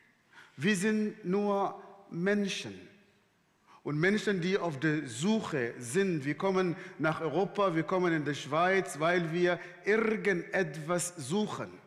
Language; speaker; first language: German; non-native, fluent; Arabic